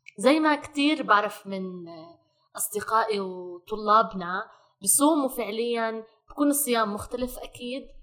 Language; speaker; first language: Arabic; native; Arabic